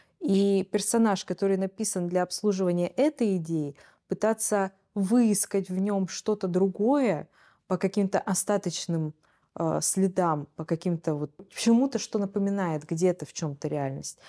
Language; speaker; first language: Russian; native; Russian